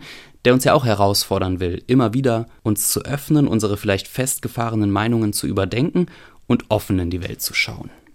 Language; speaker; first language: German; native; German